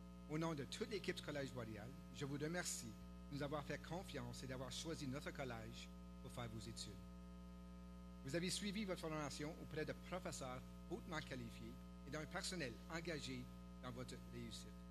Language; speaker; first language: French; native; French